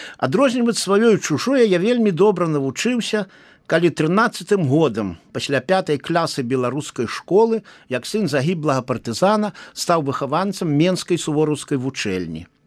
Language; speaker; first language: Belarusian; native; Belarusian